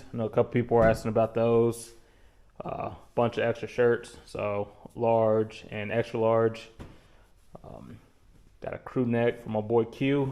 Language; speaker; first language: English; native; English